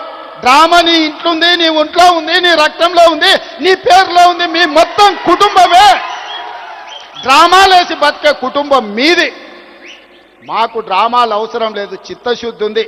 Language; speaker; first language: Telugu; native; Telugu